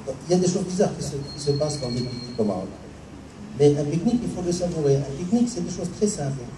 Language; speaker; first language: French; non-native, local second language; Arabic